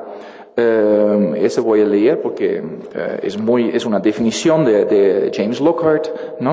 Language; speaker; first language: Spanish; non-native, fluent; Dutch